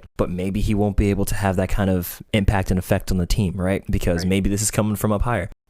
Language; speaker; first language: English; native; English